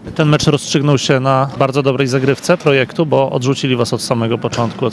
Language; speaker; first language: Polish; native; Polish